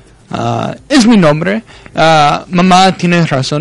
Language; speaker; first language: Spanish; early bilingual, heritage; Spanish